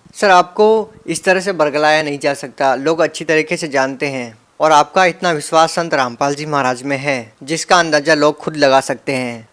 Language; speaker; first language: Hindi; native; Hindi